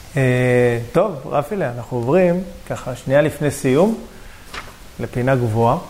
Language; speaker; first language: Hebrew; native; Hebrew